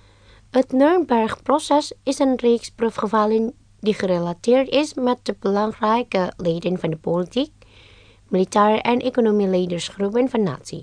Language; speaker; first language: Dutch; non-native, fluent; Indonesian